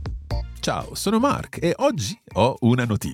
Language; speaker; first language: Italian; non-native, fluent; English